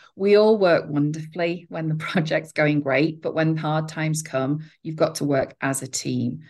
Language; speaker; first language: English; native; English